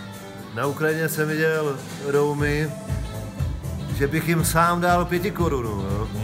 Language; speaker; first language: Czech; non-native, local second language; Polish